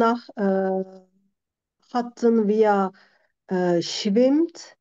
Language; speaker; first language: German; non-native, learner; Turkish